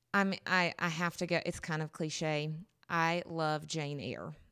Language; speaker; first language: English; native; English